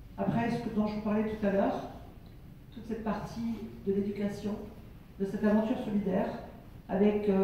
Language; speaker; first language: French; native; French